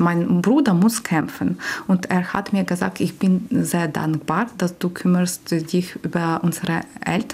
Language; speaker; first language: German; non-native, learner; Ukrainian